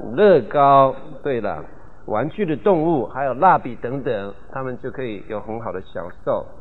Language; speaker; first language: Chinese; non-native, local second language; Min Nan Chinese